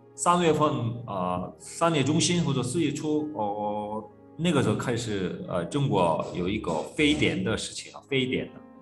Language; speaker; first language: Chinese; non-native, fluent; Korean